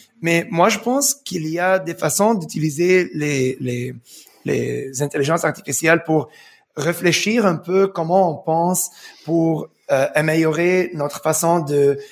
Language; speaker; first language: French; early bilingual, heritage; French